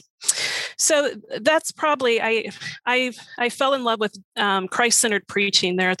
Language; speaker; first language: English; native; English